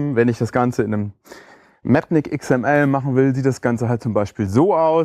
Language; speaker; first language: German; native; German